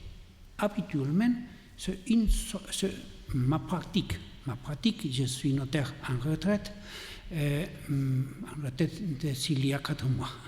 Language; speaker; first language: French; non-native, learner; Catalan